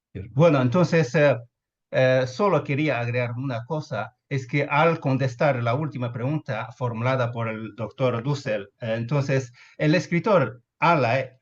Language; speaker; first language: Spanish; non-native, fluent; Chinese